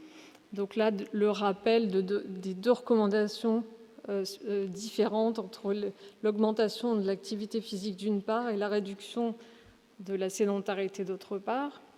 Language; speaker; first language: French; native; French